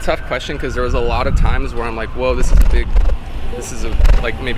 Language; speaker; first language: English; native; English